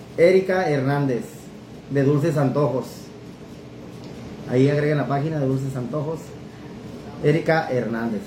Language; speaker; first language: Spanish; native; Spanish